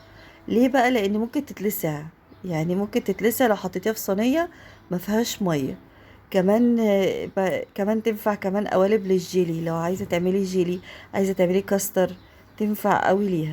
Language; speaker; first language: Arabic; native; Arabic